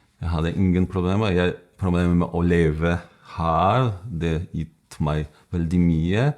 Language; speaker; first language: Norwegian; non-native, fluent; Polish